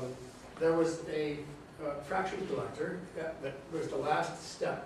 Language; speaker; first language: English; native; English